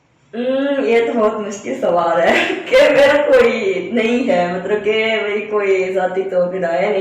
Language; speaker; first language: Hindi; non-native, fluent; Japanese